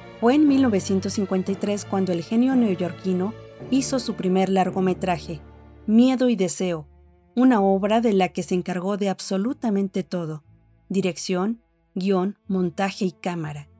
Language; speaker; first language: Spanish; native; Spanish